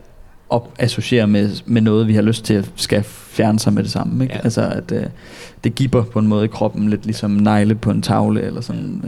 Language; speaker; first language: Danish; native; Danish